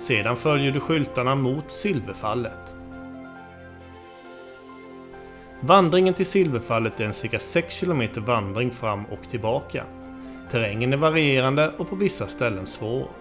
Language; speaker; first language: Swedish; native; Swedish